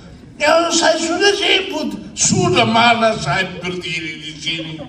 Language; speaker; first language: Indonesian; non-native, fluent; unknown